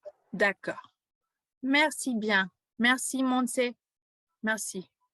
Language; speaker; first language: French; non-native, fluent; Spanish